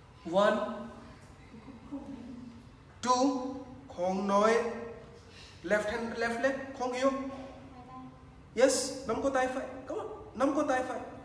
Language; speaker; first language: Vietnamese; non-native, learner; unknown